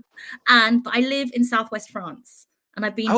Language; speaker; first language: English; native; English